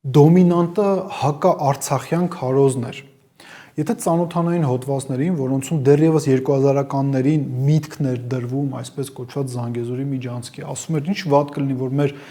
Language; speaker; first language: Armenian; native; Armenian